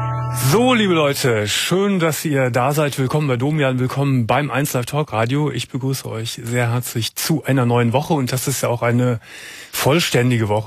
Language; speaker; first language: German; native; German